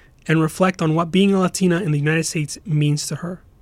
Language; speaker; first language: English; non-native, local second language; Spanish